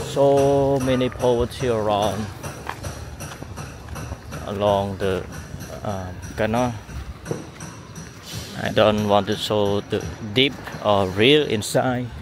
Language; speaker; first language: English; non-native, learner; Khmer